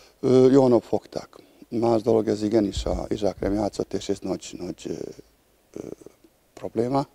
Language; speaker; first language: Hungarian; non-native, learner; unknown